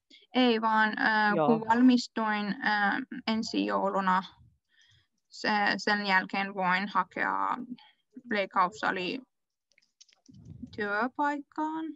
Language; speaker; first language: Finnish; non-native, learner; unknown